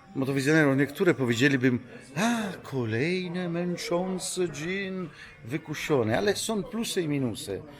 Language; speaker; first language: Polish; non-native, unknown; Italian